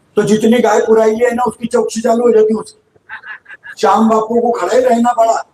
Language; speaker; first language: Hindi; non-native, local second language; Marathi